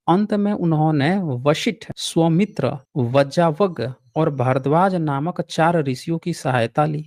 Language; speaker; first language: Hindi; native; Hindi